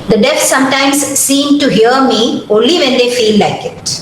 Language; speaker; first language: English; non-native, local second language; Malayalam